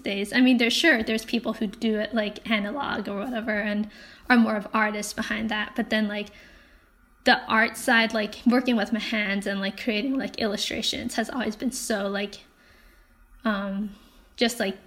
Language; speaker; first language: English; non-native, local second language; Cantonese